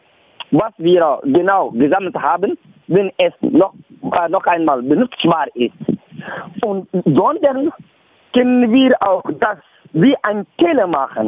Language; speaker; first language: German; non-native, learner; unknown